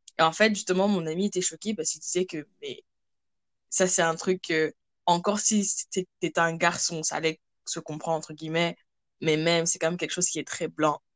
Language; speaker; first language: French; early bilingual, other home language; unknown